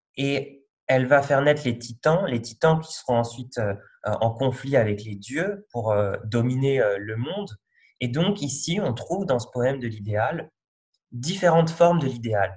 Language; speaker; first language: French; native; French